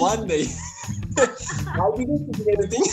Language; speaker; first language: English; non-native, learner; Turkish